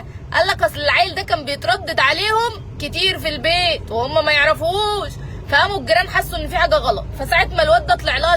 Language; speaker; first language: Arabic; native; Arabic